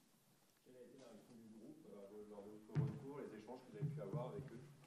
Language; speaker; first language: French; native; French